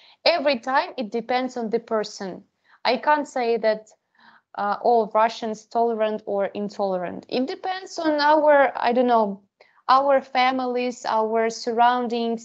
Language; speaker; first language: English; non-native, fluent; Russian